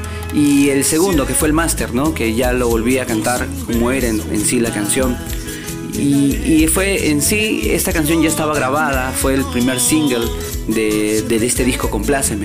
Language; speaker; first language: Spanish; native; Spanish